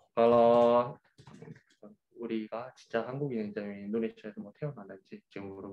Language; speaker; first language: Korean; early bilingual, heritage; Korean